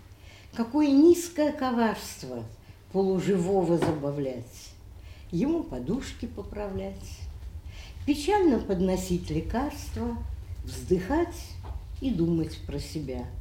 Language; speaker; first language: Russian; native; Russian